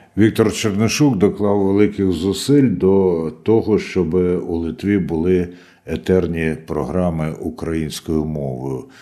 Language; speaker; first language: Ukrainian; native; Ukrainian